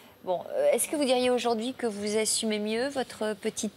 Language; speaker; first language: French; native; French